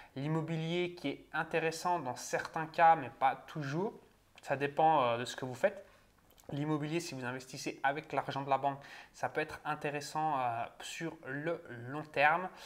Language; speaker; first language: French; native; French